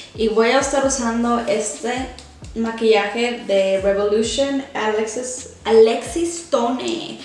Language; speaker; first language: Spanish; early bilingual, heritage; Spanish